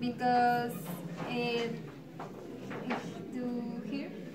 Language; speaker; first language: English; non-native, learner; Spanish